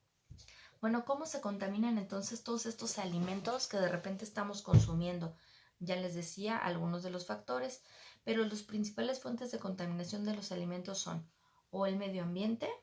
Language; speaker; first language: Spanish; native; Spanish